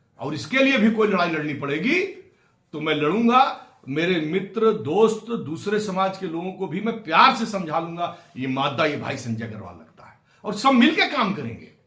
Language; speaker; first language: Hindi; native; Hindi